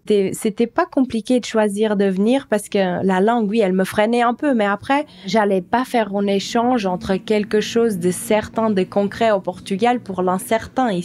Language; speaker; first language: French; non-native, fluent; Portuguese